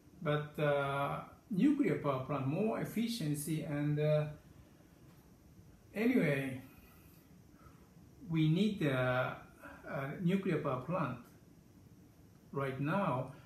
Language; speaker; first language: English; non-native, learner; Japanese